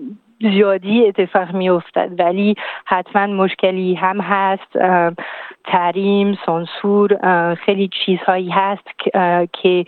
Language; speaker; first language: Persian; non-native, fluent; French